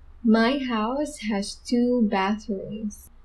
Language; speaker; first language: English; non-native, local second language; Filipino